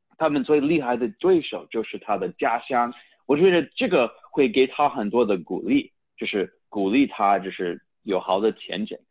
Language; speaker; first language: Chinese; early bilingual, heritage; Chinese